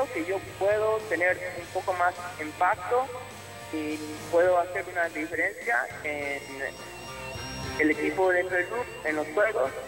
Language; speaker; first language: Spanish; early bilingual, heritage; English